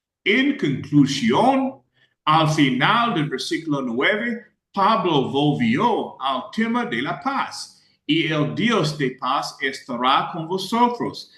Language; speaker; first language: Spanish; non-native, fluent; English